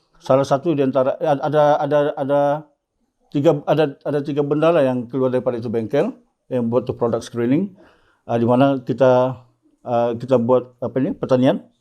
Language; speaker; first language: Malay; native; Malay